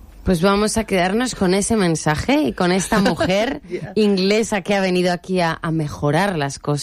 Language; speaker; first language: Spanish; native; Spanish